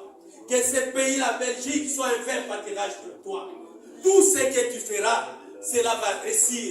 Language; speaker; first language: French; non-native, local second language; Lingala